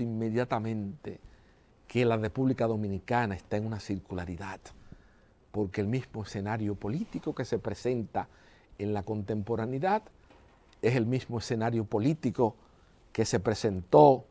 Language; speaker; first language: Spanish; native; Spanish